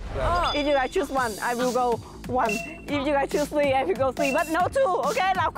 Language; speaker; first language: English; non-native, learner; Chinese